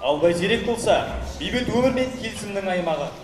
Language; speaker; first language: Kazakh; native; Kazakh